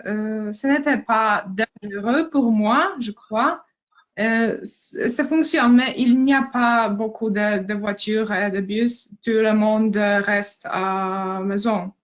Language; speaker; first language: French; non-native, learner; Polish